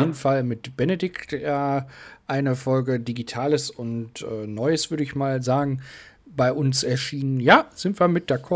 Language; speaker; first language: German; native; German